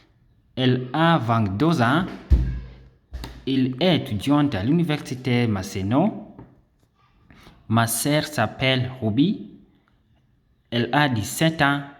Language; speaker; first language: French; non-native, learner; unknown